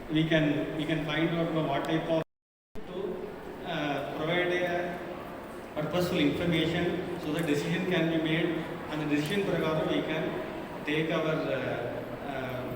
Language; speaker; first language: English; non-native, local second language; Tamil